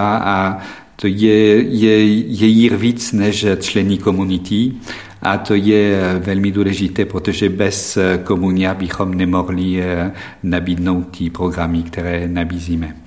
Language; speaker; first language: Czech; non-native, fluent; French